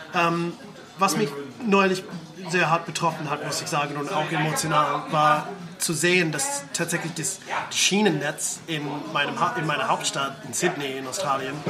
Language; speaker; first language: German; non-native, fluent; English